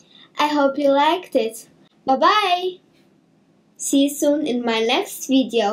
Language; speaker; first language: English; native; English